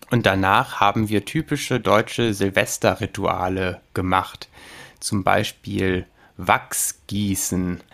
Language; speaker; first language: German; native; German